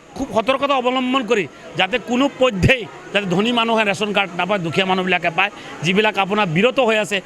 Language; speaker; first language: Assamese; non-native, local second language; Bangla